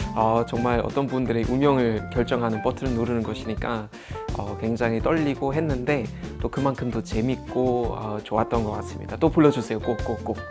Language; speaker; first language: Korean; non-native, fluent; German